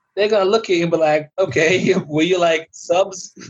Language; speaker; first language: English; early bilingual, other home language; Persian